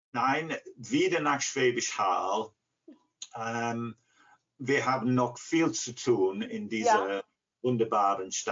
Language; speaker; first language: German; non-native, fluent; English